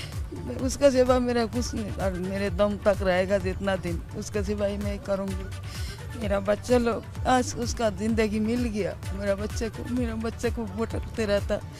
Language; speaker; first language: Hindi; non-native, local second language; Bangla